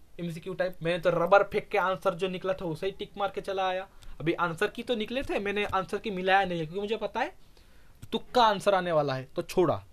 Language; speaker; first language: Hindi; non-native, local second language; Bangla